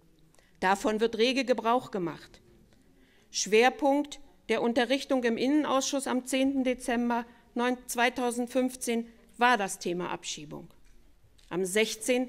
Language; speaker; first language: German; native; German